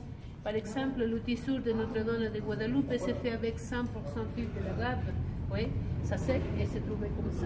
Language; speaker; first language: French; non-native, learner; Spanish